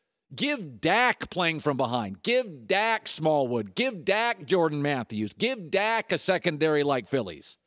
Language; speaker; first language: English; native; English